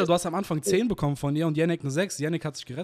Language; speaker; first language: German; native; German